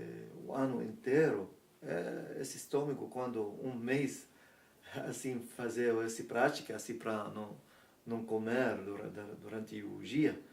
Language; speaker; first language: Portuguese; non-native, learner; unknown